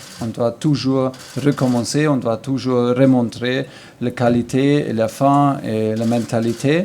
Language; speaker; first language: French; non-native, learner; German